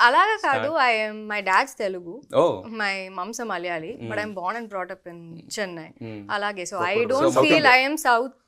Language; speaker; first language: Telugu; non-native, local second language; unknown